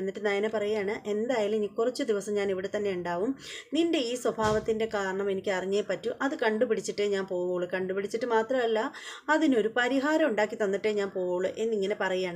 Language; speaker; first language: Malayalam; native; Malayalam